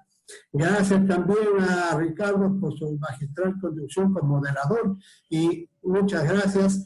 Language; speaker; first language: Spanish; native; Spanish